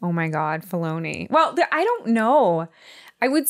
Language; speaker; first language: English; native; English